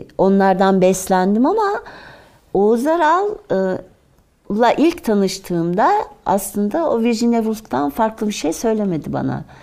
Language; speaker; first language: Turkish; native; Turkish